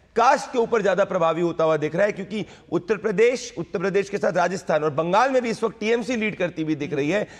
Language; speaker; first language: Hindi; native; Hindi